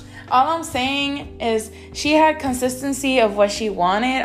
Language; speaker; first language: English; early bilingual, other home language; Spanish